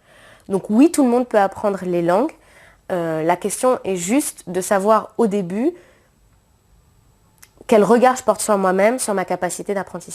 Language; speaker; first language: French; native; French